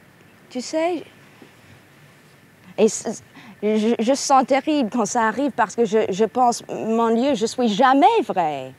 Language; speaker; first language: French; non-native, fluent; Italian